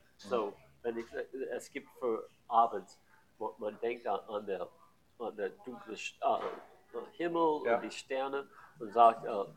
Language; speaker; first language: German; non-native, learner; English